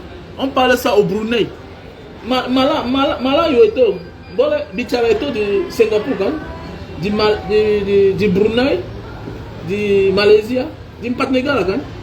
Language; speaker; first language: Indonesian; non-native, learner; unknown